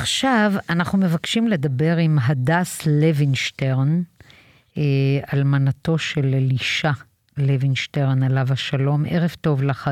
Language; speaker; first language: Hebrew; native; Hebrew